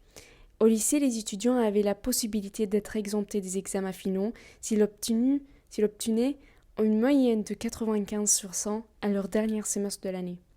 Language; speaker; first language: French; non-native, learner; Arabic